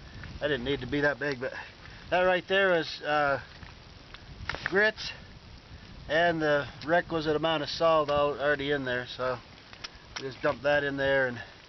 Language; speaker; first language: English; native; English